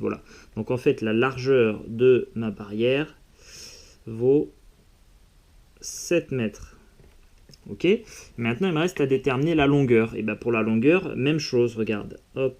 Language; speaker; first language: French; native; French